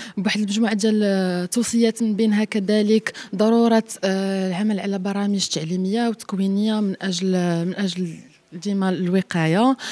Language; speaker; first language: Arabic; native; Arabic